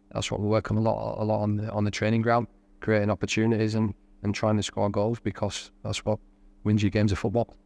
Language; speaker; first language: English; native; English